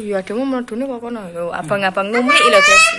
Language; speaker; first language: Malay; non-native, local second language; Javanese